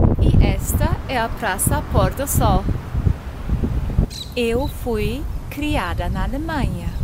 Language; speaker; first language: Portuguese; non-native, fluent; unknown